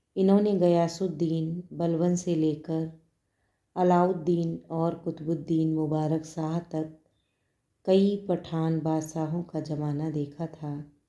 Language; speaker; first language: Hindi; native; Hindi